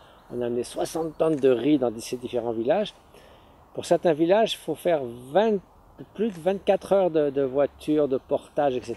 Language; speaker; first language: French; native; French